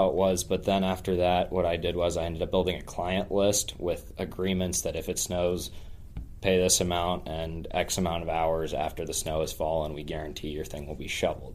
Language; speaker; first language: English; native; English